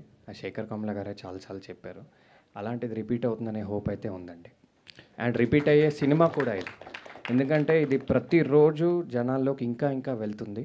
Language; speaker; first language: Telugu; native; Telugu